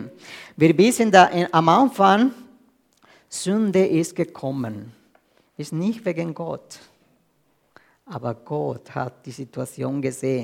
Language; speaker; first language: German; non-native, fluent; Spanish